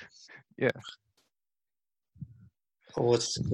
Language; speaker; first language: English; non-native, fluent; Finnish